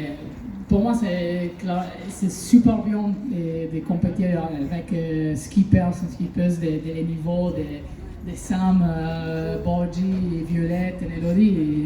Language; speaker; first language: French; non-native, learner; Italian